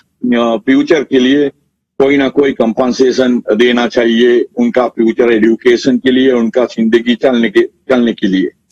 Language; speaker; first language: Hindi; non-native, learner; Sinhala